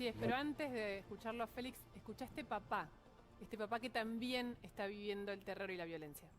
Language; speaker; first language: Spanish; native; Spanish